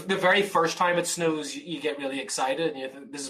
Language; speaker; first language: English; native; English